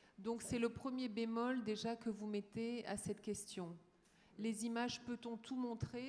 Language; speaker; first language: French; native; French